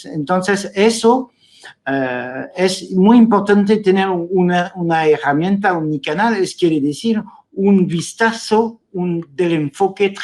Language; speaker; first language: Spanish; non-native, fluent; French